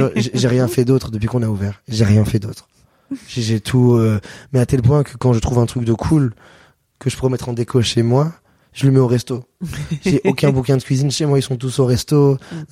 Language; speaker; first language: French; native; French